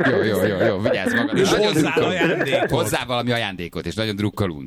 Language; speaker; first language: Hungarian; native; Hungarian